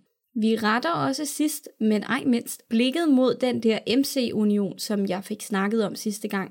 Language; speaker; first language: Danish; native; Danish